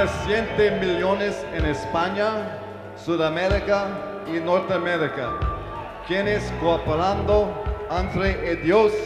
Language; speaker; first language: Spanish; non-native, learner; English